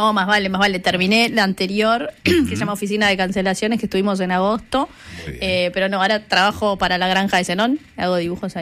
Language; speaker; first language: Spanish; native; Spanish